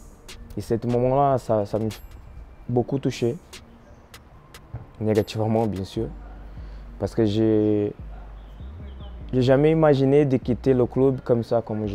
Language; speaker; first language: French; non-native, fluent; Portuguese